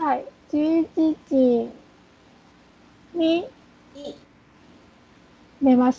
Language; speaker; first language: Japanese; non-native, learner; Chinese